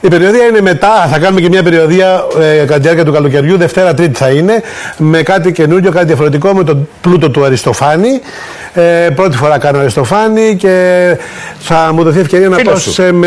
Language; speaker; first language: Greek; native; Greek